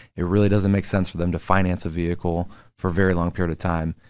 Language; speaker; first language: English; native; English